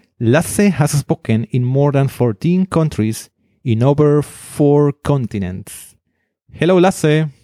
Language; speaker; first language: English; non-native, fluent; Spanish